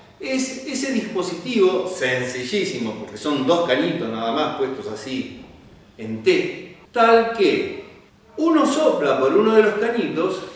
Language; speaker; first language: Spanish; native; Spanish